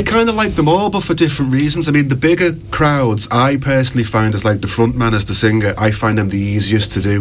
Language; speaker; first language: English; native; English